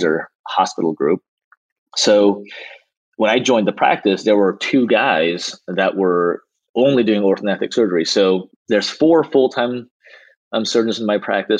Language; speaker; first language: English; native; English